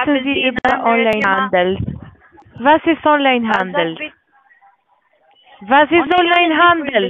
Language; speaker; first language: German; non-native, learner; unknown